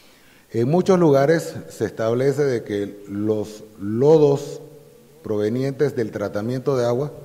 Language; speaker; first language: Spanish; native; Spanish